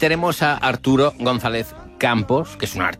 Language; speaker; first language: Spanish; native; Spanish